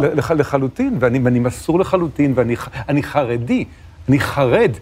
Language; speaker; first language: Hebrew; native; Hebrew